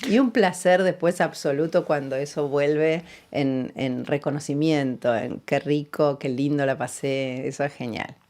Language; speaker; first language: Spanish; native; Spanish